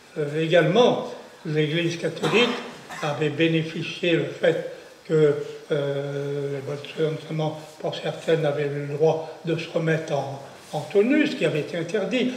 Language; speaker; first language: French; native; French